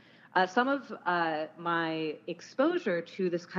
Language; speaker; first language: English; native; English